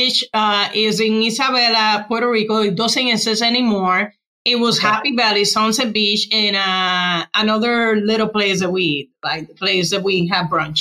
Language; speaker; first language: English; non-native, fluent; Spanish